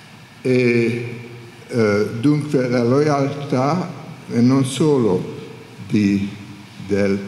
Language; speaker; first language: Italian; non-native, learner; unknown